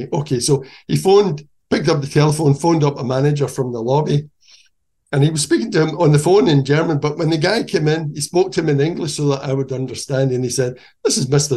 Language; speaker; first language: English; native; English